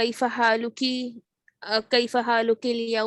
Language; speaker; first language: Arabic; non-native, learner; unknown